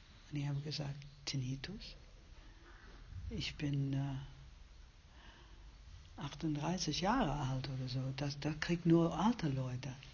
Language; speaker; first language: German; non-native, fluent; English